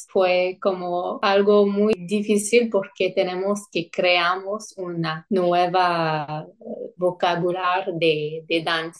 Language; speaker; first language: Spanish; non-native, fluent; English